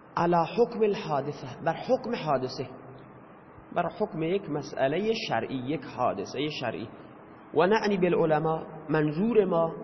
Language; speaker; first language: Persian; non-native, local second language; Baluchi